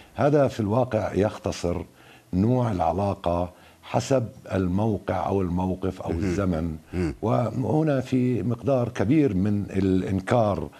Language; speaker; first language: Arabic; native; Arabic